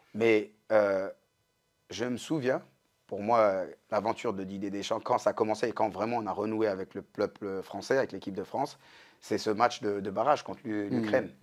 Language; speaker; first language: French; native; French